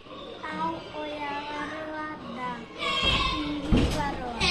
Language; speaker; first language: Basque; non-native, local second language; Spanish